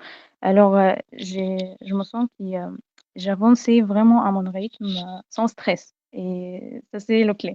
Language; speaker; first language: French; non-native, fluent; Arabic